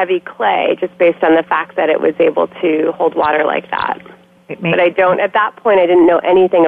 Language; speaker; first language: English; native; English